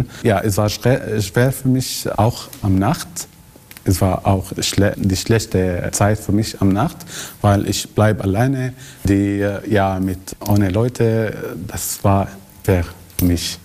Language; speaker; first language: German; non-native, learner; Arabic